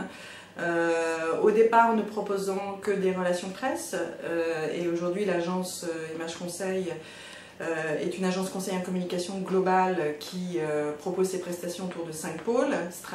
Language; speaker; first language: French; native; French